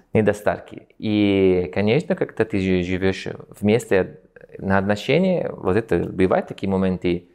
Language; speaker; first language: Russian; non-native, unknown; Italian